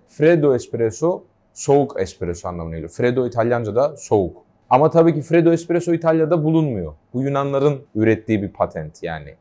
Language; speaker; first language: Turkish; early bilingual, heritage; Turkish